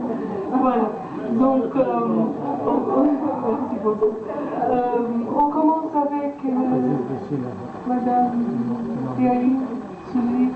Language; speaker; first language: French; non-native, fluent; Persian